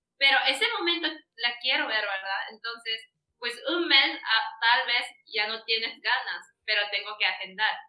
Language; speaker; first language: Spanish; non-native, learner; Japanese